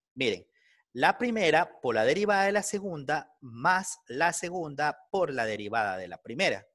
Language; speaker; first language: Spanish; native; Spanish